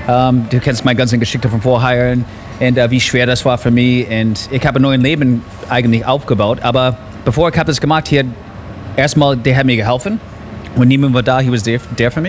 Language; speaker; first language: German; non-native, learner; English